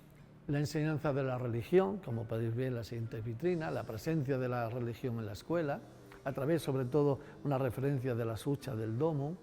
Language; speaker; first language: Spanish; native; Spanish